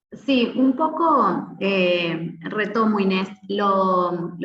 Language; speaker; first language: Spanish; native; Spanish